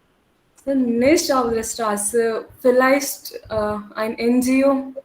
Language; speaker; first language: German; non-native, learner; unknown